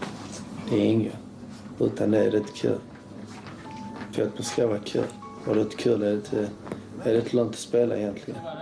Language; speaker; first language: Swedish; early bilingual, other home language; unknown